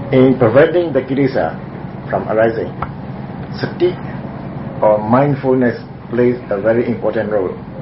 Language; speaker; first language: English; non-native, fluent; Burmese